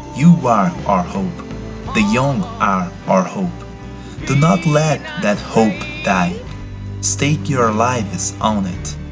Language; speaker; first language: English; non-native, learner; Portuguese